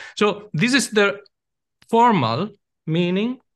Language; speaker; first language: English; non-native, fluent; Italian